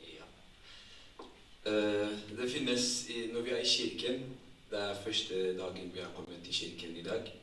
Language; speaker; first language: Norwegian; non-native, fluent; Tigrinya